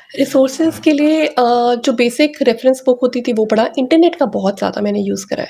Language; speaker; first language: Hindi; native; Hindi